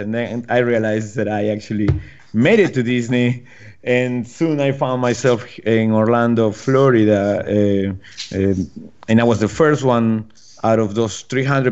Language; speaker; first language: English; non-native, fluent; Spanish